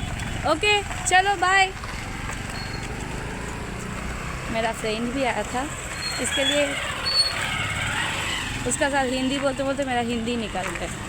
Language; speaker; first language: Hindi; non-native, local second language; Bangla